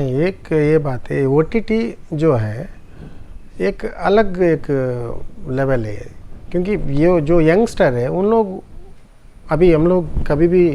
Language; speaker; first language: Hindi; non-native, local second language; Tulu